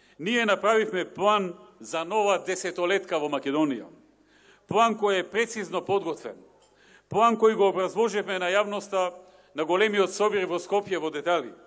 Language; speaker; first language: Macedonian; native; Macedonian